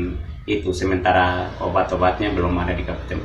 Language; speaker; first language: Indonesian; non-native, local second language; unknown